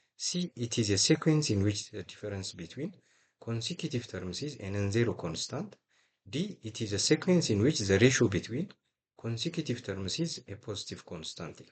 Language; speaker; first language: English; non-native, local second language; Amharic